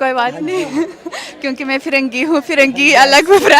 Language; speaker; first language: Hindi; non-native, learner; Russian